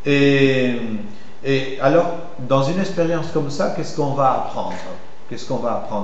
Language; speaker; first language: French; non-native, fluent; Spanish